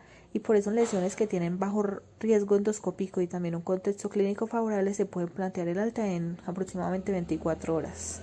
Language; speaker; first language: Spanish; native; Spanish